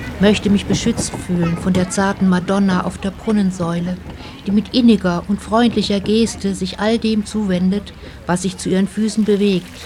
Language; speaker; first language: German; native; German